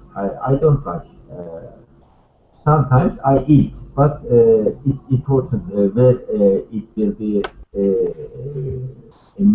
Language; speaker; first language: English; non-native, learner; Turkish